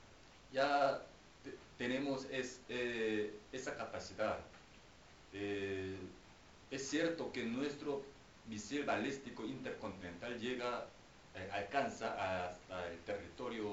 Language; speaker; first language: Spanish; non-native, fluent; Korean